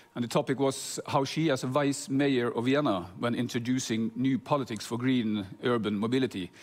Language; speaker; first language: English; non-native, fluent; Norwegian